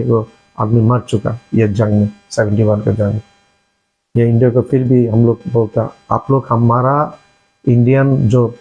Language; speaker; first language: Hindi; non-native, learner; Bangla